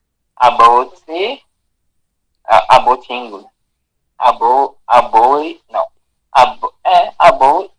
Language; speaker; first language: English; non-native, learner; Portuguese